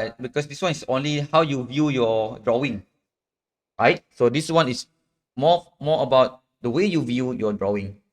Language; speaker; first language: English; non-native, local second language; Malay